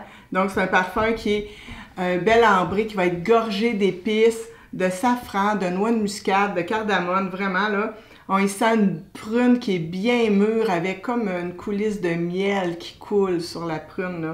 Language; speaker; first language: French; native; French